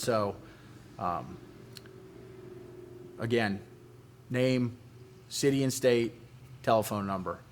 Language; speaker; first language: English; native; English